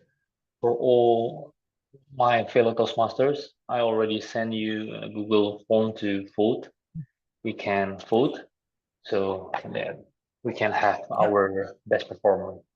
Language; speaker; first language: English; non-native, fluent; Indonesian